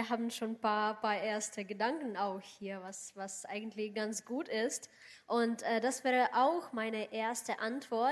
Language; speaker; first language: German; non-native, fluent; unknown